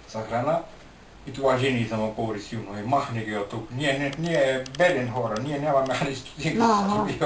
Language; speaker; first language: Bulgarian; non-native, learner; Finnish